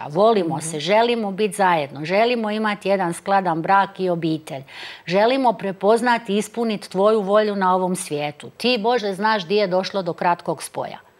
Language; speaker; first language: Croatian; native; Croatian